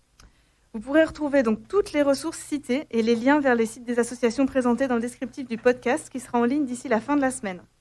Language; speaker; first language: French; native; French